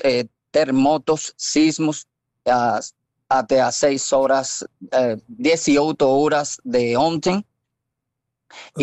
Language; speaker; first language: Portuguese; non-native, fluent; Spanish